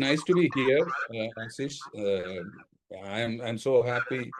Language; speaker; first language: English; non-native, local second language; Malayalam